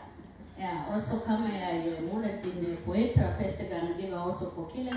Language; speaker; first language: Danish; non-native, learner; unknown